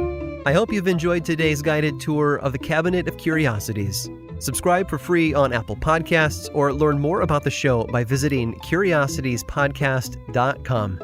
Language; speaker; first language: English; native; English